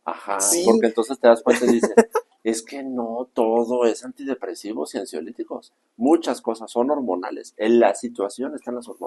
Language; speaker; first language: Spanish; native; Spanish